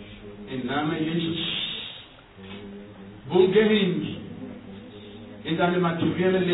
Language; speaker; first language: German; non-native, learner; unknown